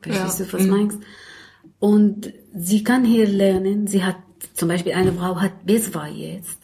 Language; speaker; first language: German; non-native, learner; Arabic